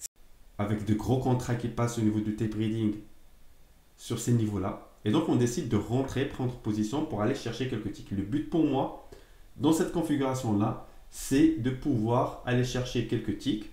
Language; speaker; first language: French; native; French